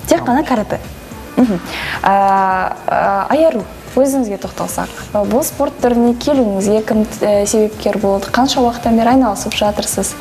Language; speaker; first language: Kazakh; native; Kazakh